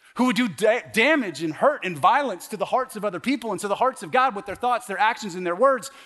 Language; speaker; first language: English; native; English